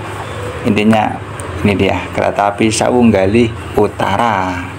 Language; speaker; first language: Indonesian; native; Indonesian